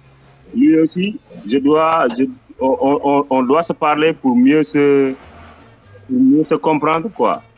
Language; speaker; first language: French; non-native, local second language; Wolof